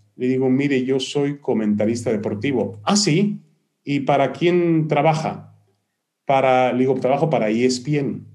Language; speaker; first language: Spanish; early bilingual, other home language; Hebrew